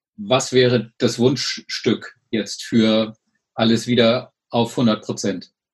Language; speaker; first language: German; native; German